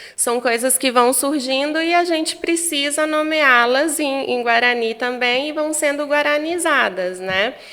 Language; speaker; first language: Portuguese; non-native, fluent; Guarani